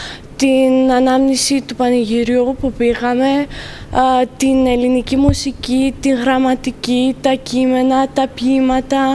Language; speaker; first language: Greek; non-native, fluent; Romanian